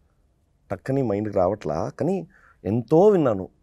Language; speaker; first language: Telugu; non-native, local second language; Tamil